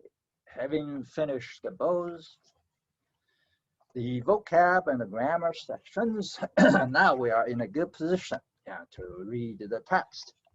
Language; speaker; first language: English; non-native, fluent; Chinese